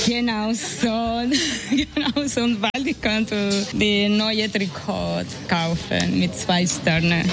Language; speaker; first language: German; non-native, learner; Spanish